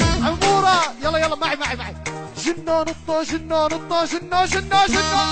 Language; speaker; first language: Arabic; native; Arabic